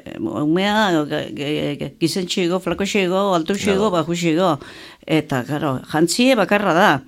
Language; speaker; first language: Basque; native; Basque